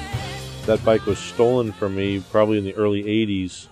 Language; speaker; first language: English; native; English